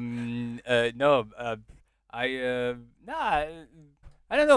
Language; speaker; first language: English; non-native, fluent; French